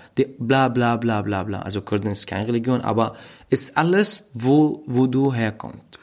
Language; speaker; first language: German; non-native, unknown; Arabic